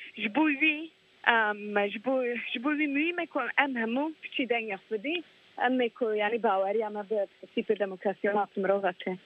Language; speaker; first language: Kurdish; early bilingual, heritage; Kurdish